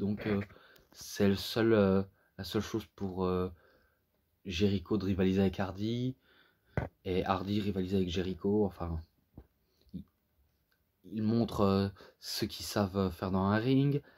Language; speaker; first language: French; native; French